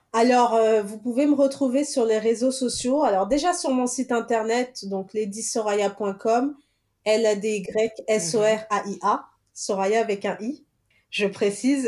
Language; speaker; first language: French; early bilingual, other home language; Portuguese